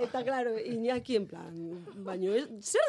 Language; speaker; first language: Basque; non-native, learner; Galician